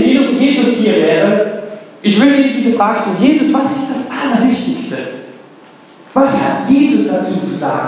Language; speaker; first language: German; non-native, fluent; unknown